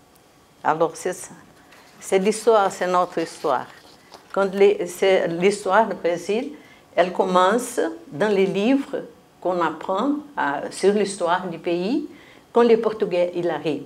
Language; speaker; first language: French; non-native, fluent; Portuguese